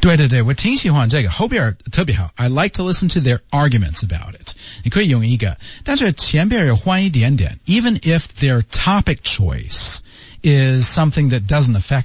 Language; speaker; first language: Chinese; non-native, learner; English